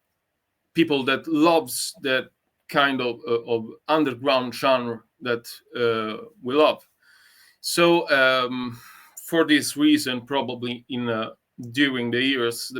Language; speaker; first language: English; non-native, learner; Italian